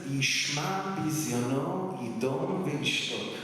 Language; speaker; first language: Hebrew; early bilingual, other home language; English